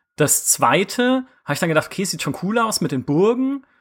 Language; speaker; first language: German; native; German